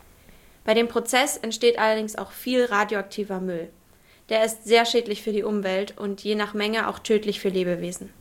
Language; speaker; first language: German; native; German